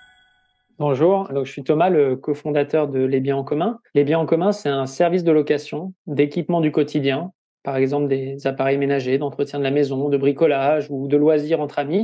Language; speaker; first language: French; native; French